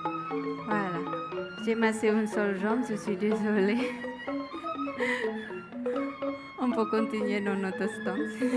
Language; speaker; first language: French; non-native, learner; Indonesian